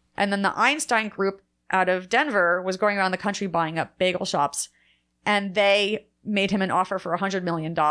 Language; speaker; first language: English; native; English